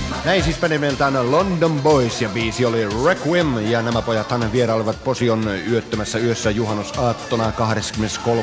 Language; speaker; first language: Finnish; native; Finnish